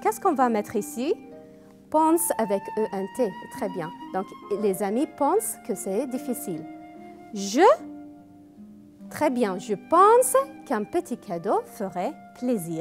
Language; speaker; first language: French; non-native, fluent; Arabic